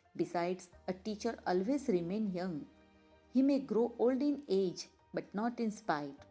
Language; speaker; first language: English; non-native, local second language; Gujarati